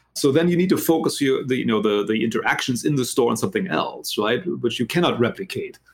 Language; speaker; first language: English; non-native, fluent; German